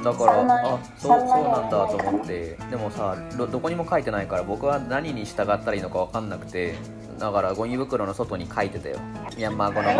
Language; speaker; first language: Japanese; native; Japanese